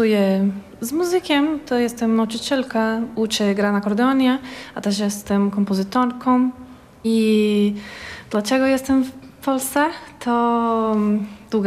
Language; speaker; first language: Polish; non-native, learner; Portuguese